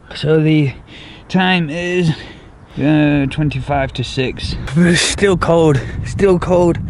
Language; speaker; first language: English; native; English